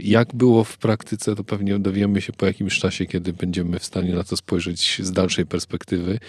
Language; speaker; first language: Polish; native; Polish